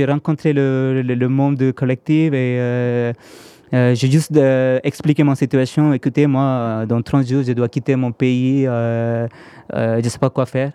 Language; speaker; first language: French; non-native, fluent; Tamil